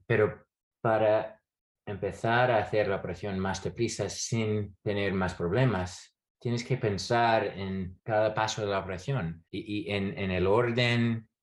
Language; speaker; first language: Spanish; non-native, fluent; English